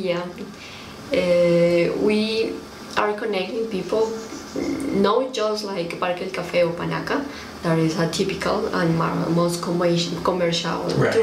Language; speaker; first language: English; non-native, learner; Spanish